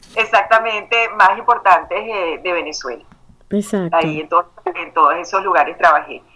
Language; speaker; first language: Spanish; native; Spanish